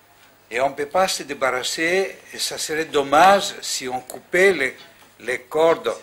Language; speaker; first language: French; non-native, fluent; Greek